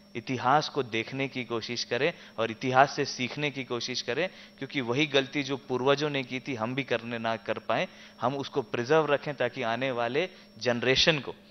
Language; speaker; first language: Hindi; native; Hindi